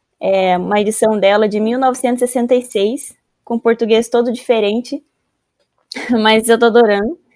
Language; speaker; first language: Portuguese; native; Portuguese